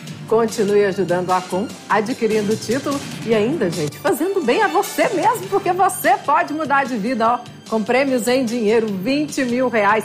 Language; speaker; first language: Portuguese; native; Portuguese